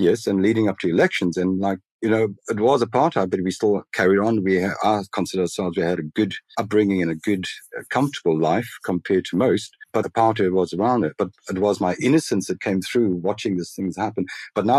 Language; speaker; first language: English; native; English